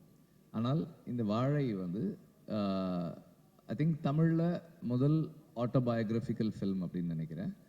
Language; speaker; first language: Tamil; native; Tamil